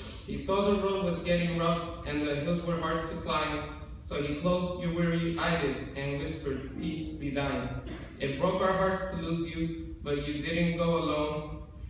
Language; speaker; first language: English; early bilingual, other home language; Spanish